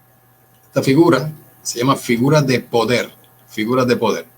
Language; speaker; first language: Spanish; native; Spanish